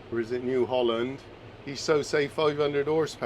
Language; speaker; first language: English; native; English